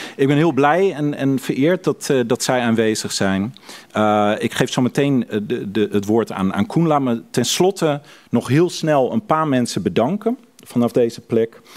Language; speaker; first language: Dutch; native; Dutch